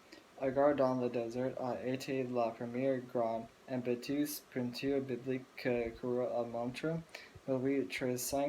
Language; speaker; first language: French; non-native, learner; English